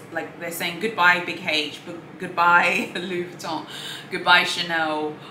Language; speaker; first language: English; non-native, local second language; Swahili